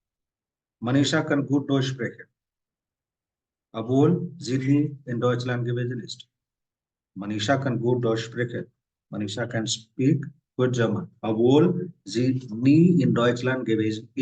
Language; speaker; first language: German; non-native, fluent; Hindi